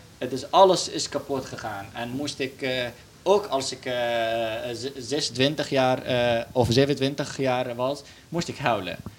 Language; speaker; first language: Dutch; non-native, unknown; Arabic